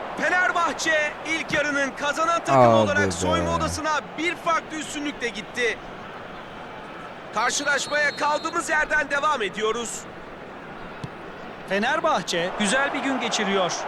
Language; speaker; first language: Turkish; native; Turkish